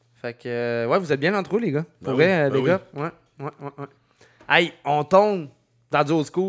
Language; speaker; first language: French; native; French